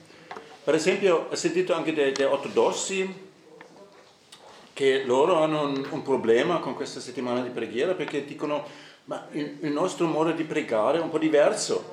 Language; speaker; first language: Italian; non-native, fluent; German